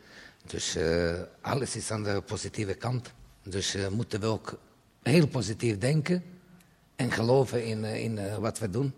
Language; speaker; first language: Dutch; non-native, fluent; Serbian